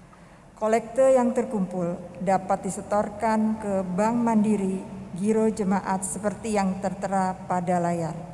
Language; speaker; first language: Indonesian; native; Indonesian